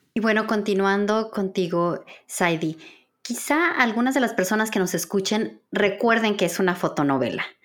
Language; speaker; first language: Spanish; native; Spanish